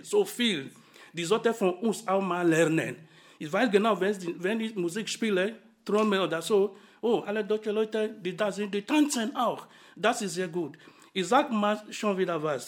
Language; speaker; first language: German; non-native, fluent; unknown